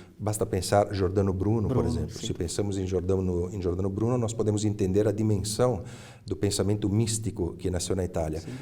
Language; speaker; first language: Portuguese; early bilingual, other home language; Italian